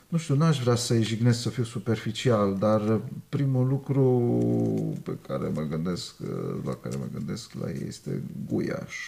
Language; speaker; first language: Romanian; native; Romanian